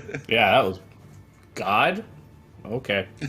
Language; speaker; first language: English; native; English